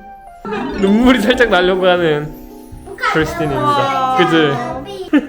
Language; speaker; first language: Korean; native; Korean